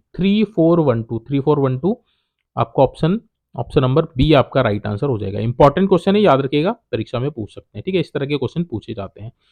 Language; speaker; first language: Hindi; native; Hindi